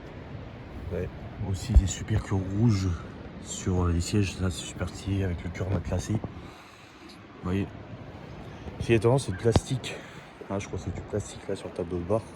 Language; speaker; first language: French; native; French